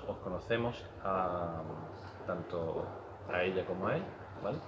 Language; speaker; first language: Spanish; native; Spanish